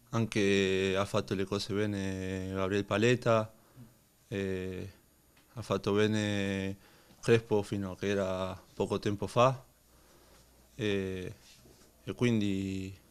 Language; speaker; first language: Italian; non-native, learner; Spanish